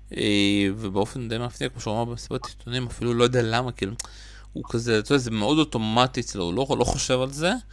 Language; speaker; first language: Hebrew; early bilingual, other home language; Russian